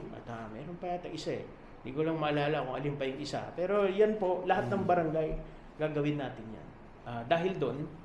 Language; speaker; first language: Filipino; native; Filipino